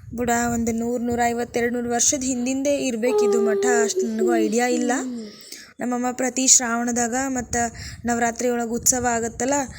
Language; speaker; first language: Kannada; native; Kannada